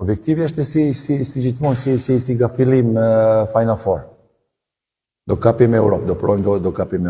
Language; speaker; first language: Albanian; non-native, learner; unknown